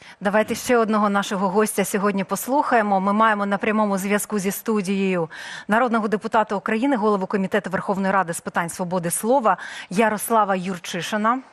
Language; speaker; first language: Ukrainian; native; Ukrainian